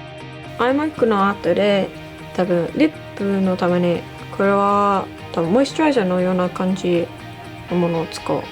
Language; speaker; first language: Japanese; non-native, learner; English